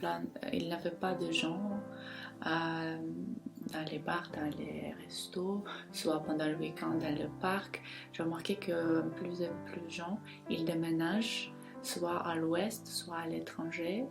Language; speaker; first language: French; non-native, fluent; Ukrainian